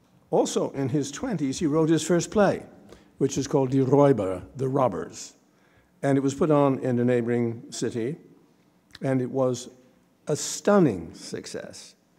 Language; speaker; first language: English; native; English